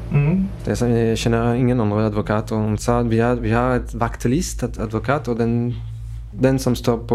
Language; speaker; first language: Norwegian; non-native, fluent; French